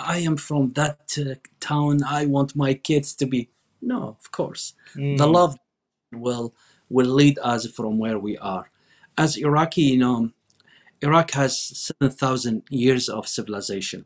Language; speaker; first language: English; non-native, fluent; Arabic